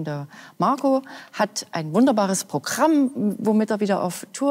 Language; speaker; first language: German; native; German